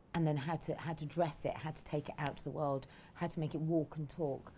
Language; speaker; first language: English; native; English